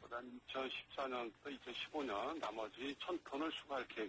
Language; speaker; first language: Korean; native; Korean